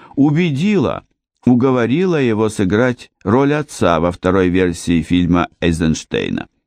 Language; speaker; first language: Russian; native; Russian